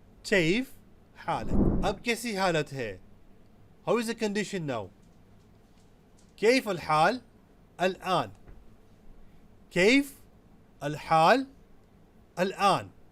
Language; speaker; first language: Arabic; non-native, fluent; Urdu